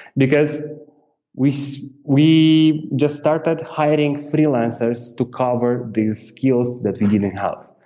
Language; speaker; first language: English; non-native, fluent; Romanian